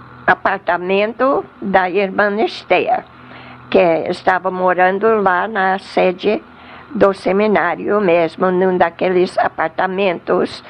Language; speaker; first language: Portuguese; non-native, fluent; English